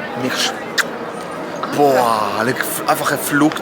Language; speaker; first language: German; non-native, local second language; Croatian